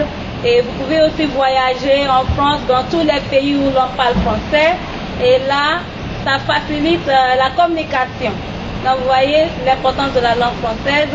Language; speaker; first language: French; non-native, fluent; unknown